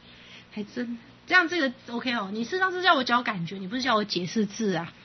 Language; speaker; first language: Chinese; native; Chinese